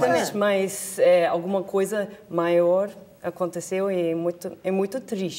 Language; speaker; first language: Portuguese; non-native, fluent; English